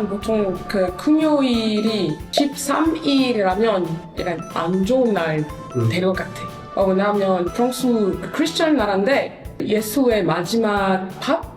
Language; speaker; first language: Korean; non-native, learner; French